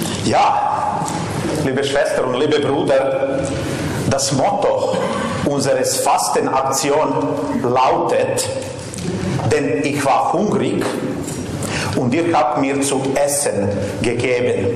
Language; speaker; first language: German; non-native, fluent; Serbian